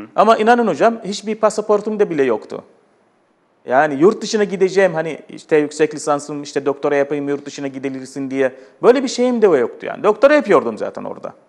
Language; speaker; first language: Turkish; non-native, fluent; Arabic